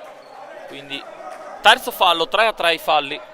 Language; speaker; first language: Italian; native; Italian